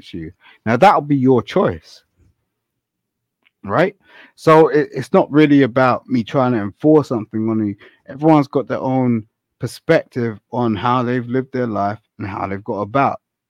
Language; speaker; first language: English; native; English